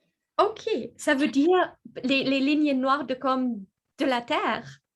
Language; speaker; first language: French; non-native, learner; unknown